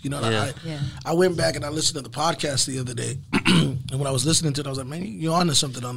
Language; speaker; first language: English; early bilingual, other home language; Spanish